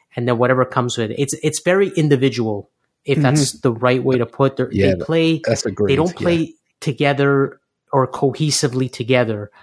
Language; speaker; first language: English; native; English